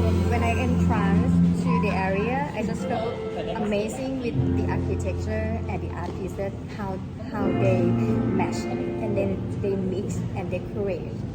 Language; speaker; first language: English; non-native, learner; Thai